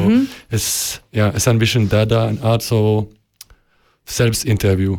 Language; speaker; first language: German; non-native, learner; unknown